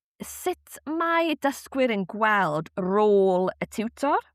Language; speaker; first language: Welsh; native; Welsh